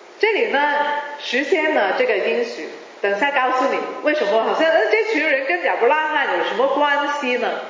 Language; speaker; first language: Chinese; non-native, local second language; Cantonese